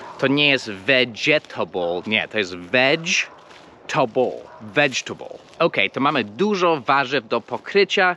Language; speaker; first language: Polish; non-native, fluent; English